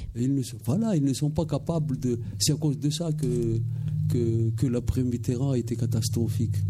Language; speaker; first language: French; non-native, local second language; Malagasy